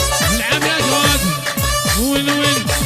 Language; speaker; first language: Arabic; native; Arabic